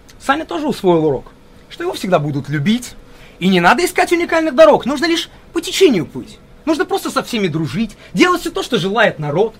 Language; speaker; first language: Russian; early bilingual, heritage; Russian